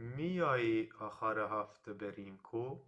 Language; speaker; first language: Persian; non-native, learner; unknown